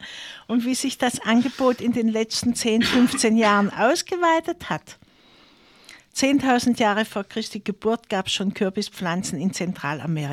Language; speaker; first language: German; native; German